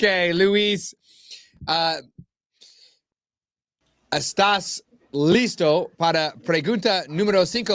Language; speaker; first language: Spanish; non-native, learner; English